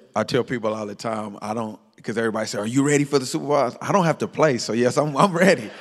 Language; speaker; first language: English; native; English